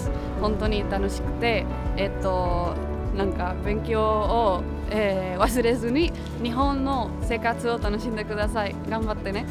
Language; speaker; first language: Japanese; non-native, fluent; Spanish